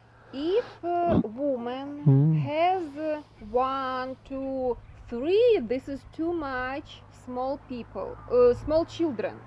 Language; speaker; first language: English; non-native, learner; Russian